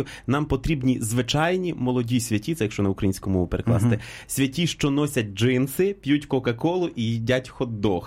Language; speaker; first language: Ukrainian; native; Ukrainian